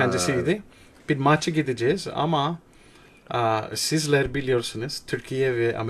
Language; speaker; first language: Turkish; non-native, learner; English